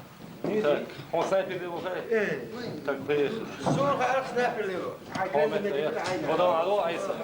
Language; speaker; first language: Russian; non-native, local second language; Chechen